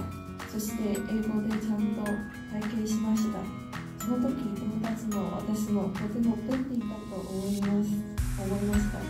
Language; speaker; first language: Japanese; non-native, learner; Chinese